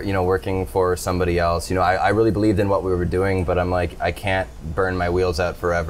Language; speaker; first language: English; native; English